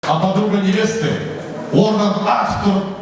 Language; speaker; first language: Russian; non-native, local second language; Kazakh